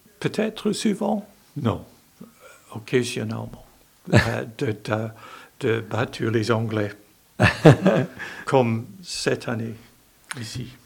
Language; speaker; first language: French; non-native, learner; English